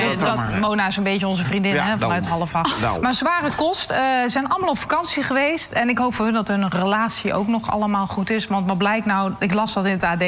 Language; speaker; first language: Dutch; native; Dutch